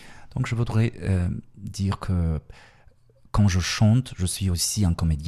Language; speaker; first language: French; non-native, learner; Russian